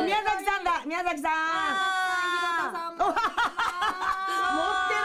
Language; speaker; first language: Japanese; native; Japanese